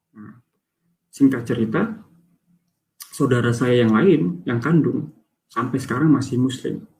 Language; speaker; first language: Indonesian; native; Indonesian